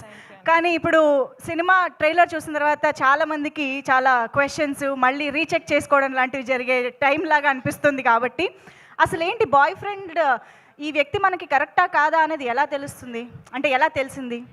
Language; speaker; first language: Telugu; native; Telugu